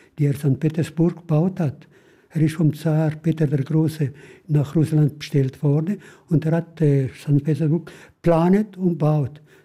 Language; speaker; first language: German; non-native, local second language; Italian